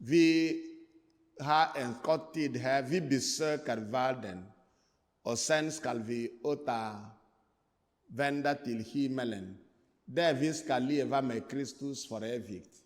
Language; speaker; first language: Swedish; non-native, fluent; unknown